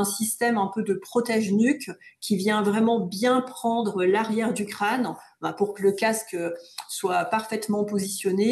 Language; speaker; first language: French; native; French